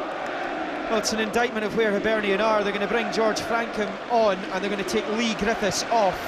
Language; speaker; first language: English; native; English